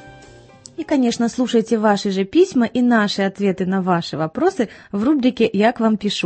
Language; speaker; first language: Russian; native; Russian